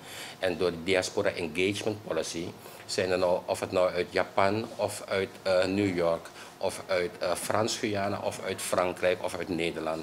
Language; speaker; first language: Dutch; native; Dutch